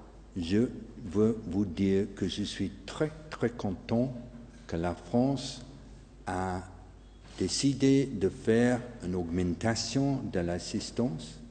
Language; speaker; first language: French; non-native, fluent; English